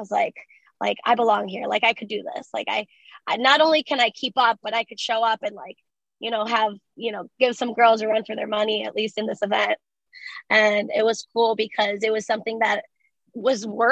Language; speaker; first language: English; early bilingual, other home language; Spanish